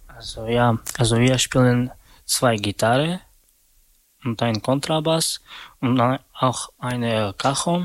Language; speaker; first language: German; non-native, learner; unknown